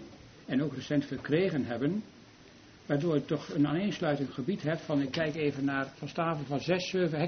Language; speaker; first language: Dutch; native; Dutch